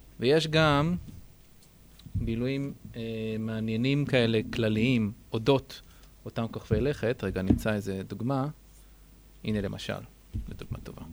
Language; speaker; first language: Hebrew; native; Hebrew